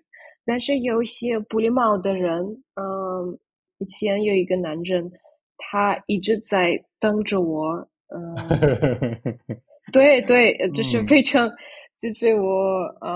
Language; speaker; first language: Chinese; non-native, fluent; Russian